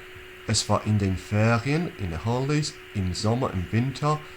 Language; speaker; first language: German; non-native, fluent; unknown